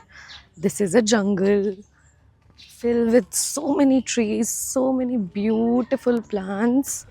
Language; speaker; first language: English; non-native, local second language; Hindi